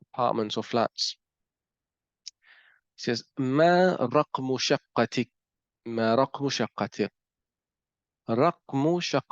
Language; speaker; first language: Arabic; non-native, fluent; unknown